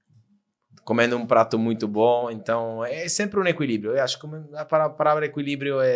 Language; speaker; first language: Portuguese; non-native, fluent; Italian